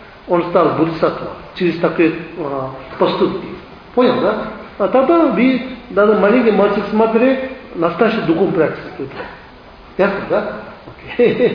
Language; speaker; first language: Russian; non-native, learner; Tibetan